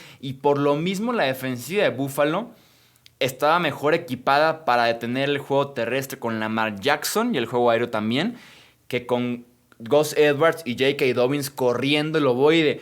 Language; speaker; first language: Spanish; native; Spanish